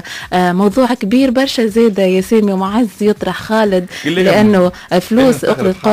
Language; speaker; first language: Arabic; native; Arabic